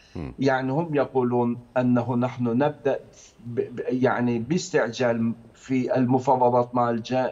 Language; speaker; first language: Arabic; non-native, fluent; Turkish